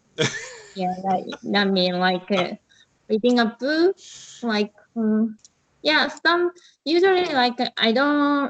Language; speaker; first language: English; non-native, learner; Korean